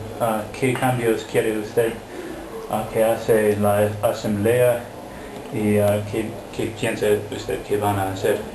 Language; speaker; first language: Spanish; non-native, fluent; English